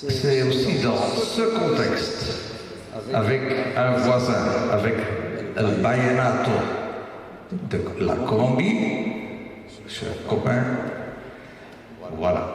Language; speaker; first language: French; non-native, local second language; Dutch